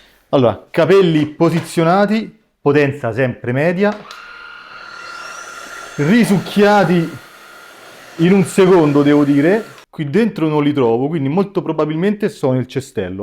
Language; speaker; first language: Italian; native; Italian